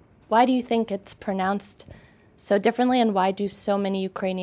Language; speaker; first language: English; early bilingual, other home language; Russian